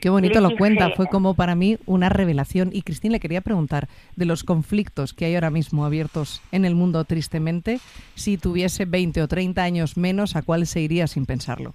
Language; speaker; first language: Spanish; native; Spanish